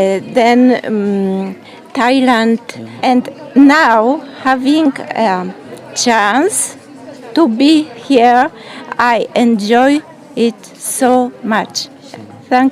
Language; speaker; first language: English; non-native, learner; Polish